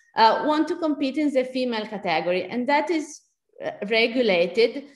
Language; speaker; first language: English; non-native, fluent; Italian